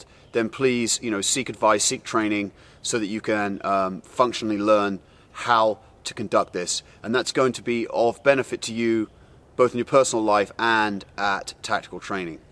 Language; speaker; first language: English; native; English